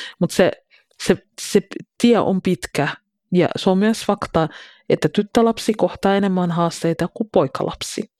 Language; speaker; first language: Finnish; early bilingual, other home language; Somali